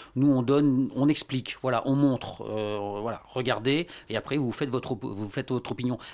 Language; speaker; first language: French; native; French